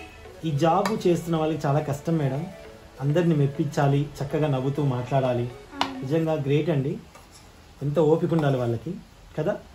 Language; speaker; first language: Telugu; native; Telugu